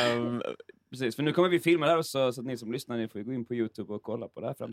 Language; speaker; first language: Swedish; native; Swedish